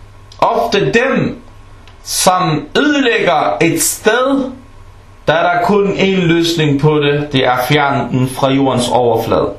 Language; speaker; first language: Danish; non-native, fluent; Arabic